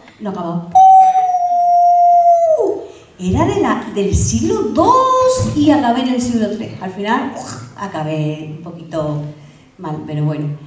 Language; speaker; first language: Spanish; native; Spanish